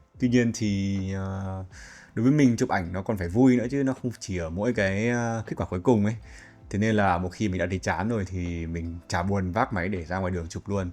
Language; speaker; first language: Vietnamese; native; Vietnamese